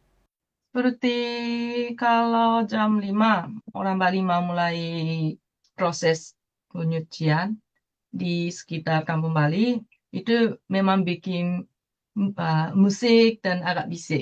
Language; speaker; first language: Indonesian; non-native, fluent; Japanese